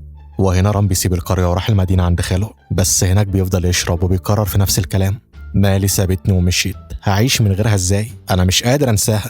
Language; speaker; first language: Arabic; native; Arabic